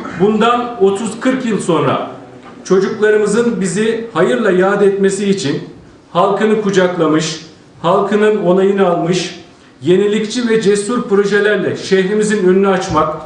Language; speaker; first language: Turkish; native; Turkish